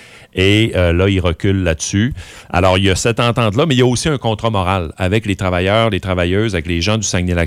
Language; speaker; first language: French; native; French